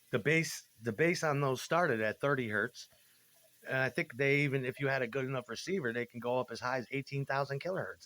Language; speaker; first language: English; native; English